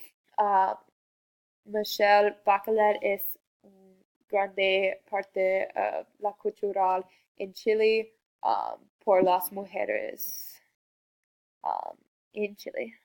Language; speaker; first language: Spanish; non-native, learner; English